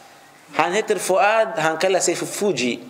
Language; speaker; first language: Swedish; non-native, fluent; Arabic